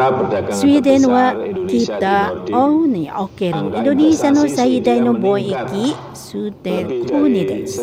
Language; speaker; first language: Japanese; non-native, fluent; Indonesian